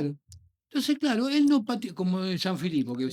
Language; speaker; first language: Spanish; native; Spanish